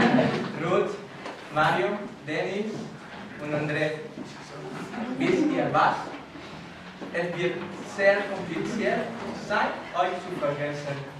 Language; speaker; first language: German; non-native, learner; Spanish